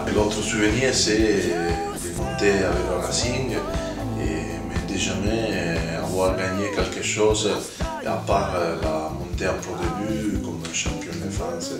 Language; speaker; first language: French; non-native, fluent; Italian